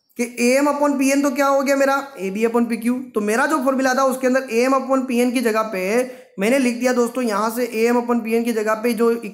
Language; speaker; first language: Hindi; non-native, local second language; Gujarati